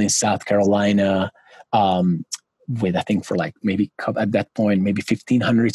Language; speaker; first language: English; non-native, fluent; Hungarian